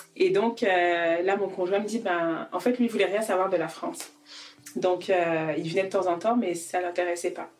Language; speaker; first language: French; native; French